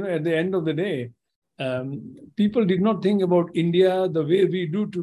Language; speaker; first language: English; non-native, local second language; Gujarati